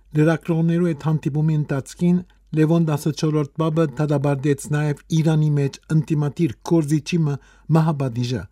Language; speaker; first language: Armenian; early bilingual, heritage; Armenian